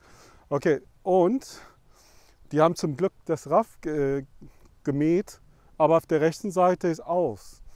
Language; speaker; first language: German; non-native, fluent; English